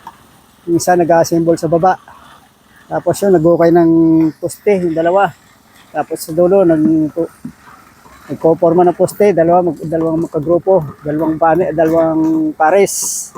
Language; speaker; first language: Filipino; native; Filipino